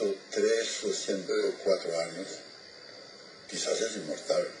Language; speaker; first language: Spanish; non-native, fluent; French